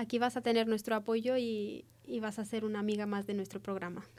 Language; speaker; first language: Spanish; native; Spanish